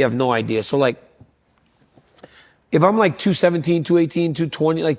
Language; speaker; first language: English; native; English